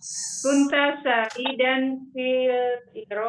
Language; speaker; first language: Arabic; non-native, learner; Indonesian